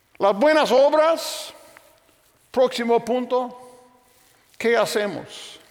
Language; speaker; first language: Spanish; non-native, fluent; English